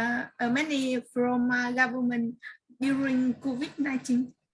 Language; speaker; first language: English; non-native, learner; Vietnamese